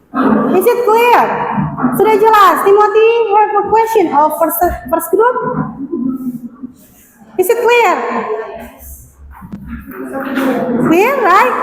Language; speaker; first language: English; non-native, learner; Indonesian